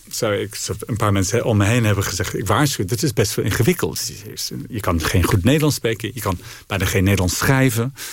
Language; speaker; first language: Dutch; non-native, fluent; English